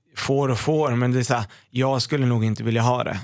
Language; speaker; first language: Swedish; early bilingual, other home language; Arabic